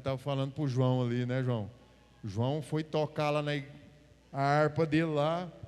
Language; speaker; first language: Portuguese; native; Portuguese